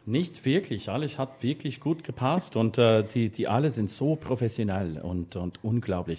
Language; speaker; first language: German; non-native, learner; English